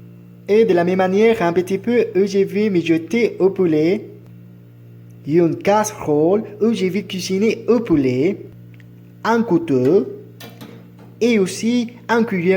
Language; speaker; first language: French; non-native, learner; Spanish